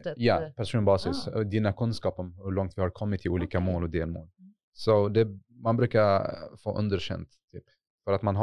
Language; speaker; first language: Swedish; non-native, fluent; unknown